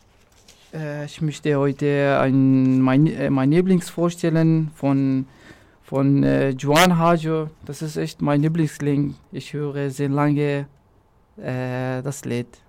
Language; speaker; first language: German; non-native, local second language; Arabic